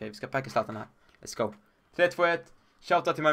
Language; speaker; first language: Swedish; native; Swedish